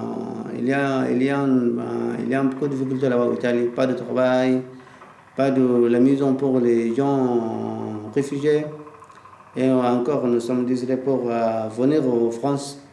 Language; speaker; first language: French; non-native, learner; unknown